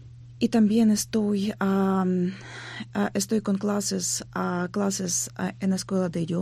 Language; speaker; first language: Spanish; non-native, learner; Ukrainian